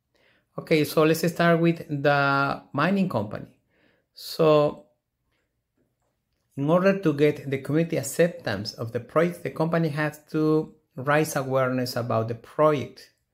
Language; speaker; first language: English; non-native, fluent; Spanish